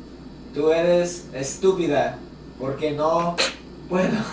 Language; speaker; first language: Spanish; non-native, learner; English